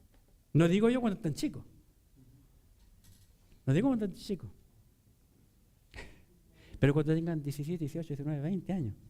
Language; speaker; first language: Spanish; native; Spanish